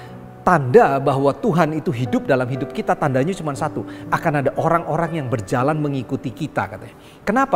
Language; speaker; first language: Indonesian; native; Indonesian